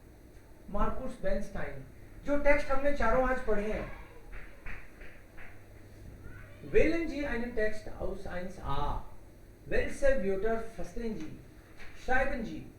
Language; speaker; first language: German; non-native, fluent; Hindi